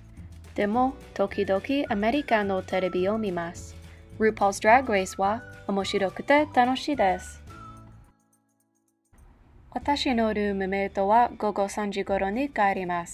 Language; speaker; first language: Japanese; non-native, learner; English